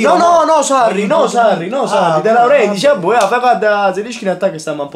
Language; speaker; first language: Italian; native; Italian